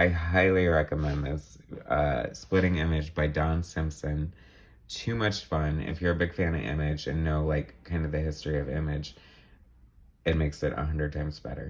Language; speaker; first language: English; native; English